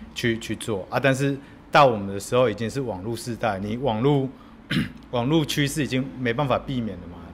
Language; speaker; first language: Chinese; native; Chinese